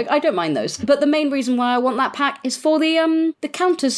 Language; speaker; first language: English; native; English